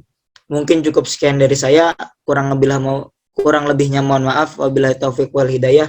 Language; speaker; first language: Indonesian; native; Indonesian